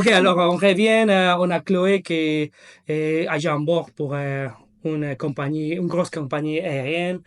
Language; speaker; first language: French; non-native, fluent; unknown